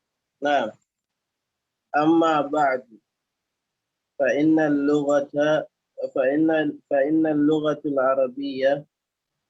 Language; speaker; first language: Arabic; non-native, learner; Indonesian